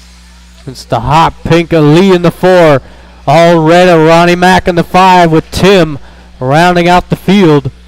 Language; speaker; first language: English; native; English